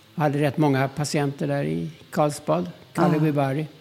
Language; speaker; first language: Swedish; early bilingual, other home language; German